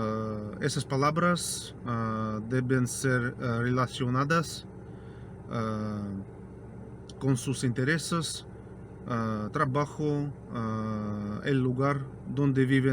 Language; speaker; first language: Spanish; non-native, fluent; Russian